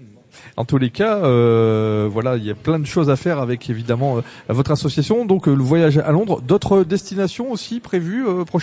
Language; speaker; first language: French; native; French